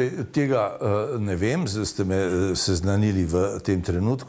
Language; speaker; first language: Slovenian; native; Slovenian